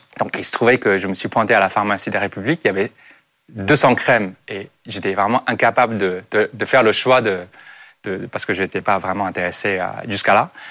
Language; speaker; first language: French; non-native, fluent; Chinese